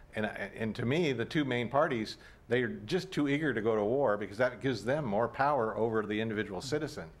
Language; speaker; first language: English; native; English